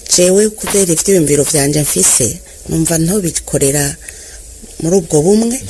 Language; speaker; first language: Rundi; early bilingual, other home language; Kinyarwanda